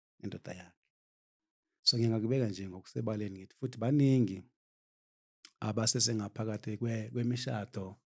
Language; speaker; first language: Zulu; non-native, local second language; South Ndebele